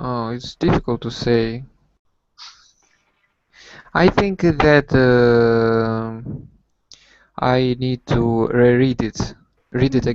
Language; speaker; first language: English; non-native, learner; Russian